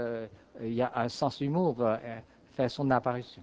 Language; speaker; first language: French; non-native, fluent; Chinese